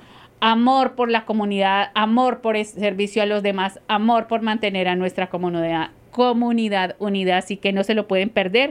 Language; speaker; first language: Spanish; native; Spanish